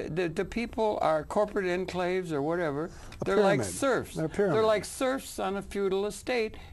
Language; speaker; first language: English; native; English